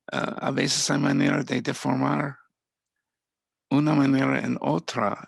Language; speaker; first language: Spanish; non-native, fluent; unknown